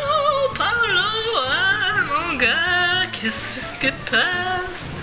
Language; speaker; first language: French; non-native, learner; English